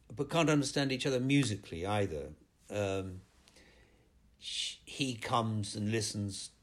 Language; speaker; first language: English; native; English